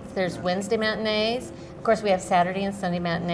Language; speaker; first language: English; native; English